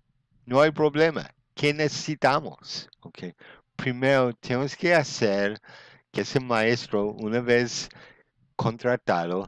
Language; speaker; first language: Spanish; non-native, fluent; English